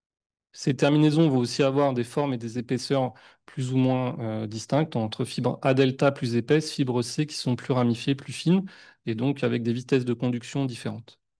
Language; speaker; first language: French; native; French